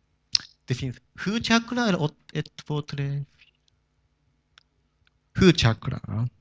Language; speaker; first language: Swedish; non-native, fluent; Japanese